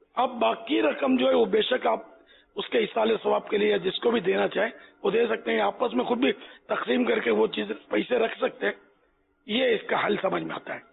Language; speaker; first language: Urdu; non-native, local second language; Memoni